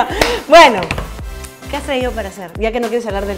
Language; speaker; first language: Spanish; native; Spanish